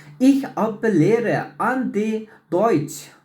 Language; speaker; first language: German; non-native, learner; Uyghur